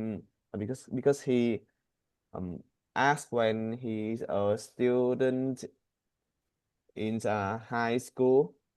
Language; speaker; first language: English; non-native, learner; Vietnamese